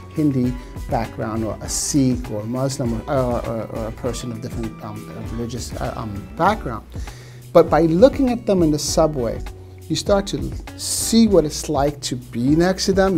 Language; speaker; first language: English; early bilingual, other home language; Spanish